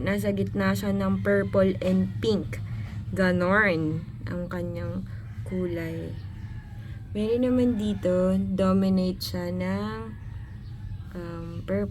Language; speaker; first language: Filipino; native; Filipino